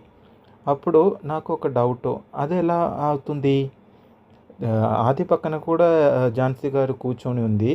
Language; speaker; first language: Telugu; non-native, learner; Malayalam